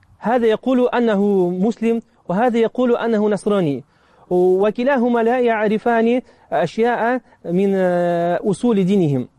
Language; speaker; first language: Arabic; non-native, fluent; Russian